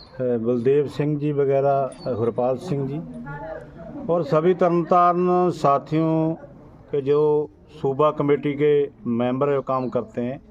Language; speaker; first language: Hindi; non-native, local second language; Punjabi